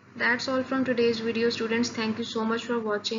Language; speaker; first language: English; non-native, local second language; Urdu